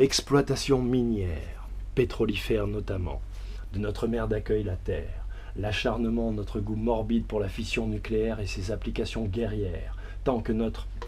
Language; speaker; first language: French; native; French